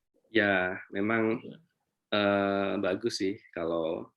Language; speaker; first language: Indonesian; native; Indonesian